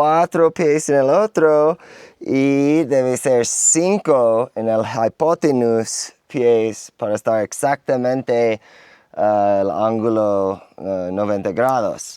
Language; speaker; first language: Spanish; non-native, learner; English